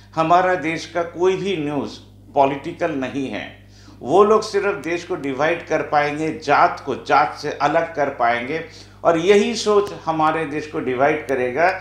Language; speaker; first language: Hindi; non-native, local second language; Bangla